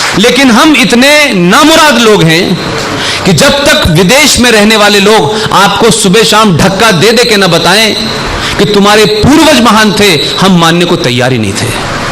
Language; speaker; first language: Hindi; native; Hindi